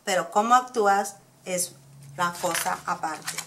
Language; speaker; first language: Spanish; early bilingual, heritage; Spanish